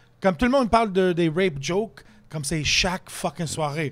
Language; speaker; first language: French; non-native, fluent; English